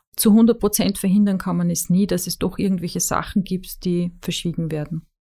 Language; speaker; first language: German; native; German